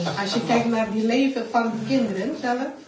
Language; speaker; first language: Dutch; non-native, learner; Indonesian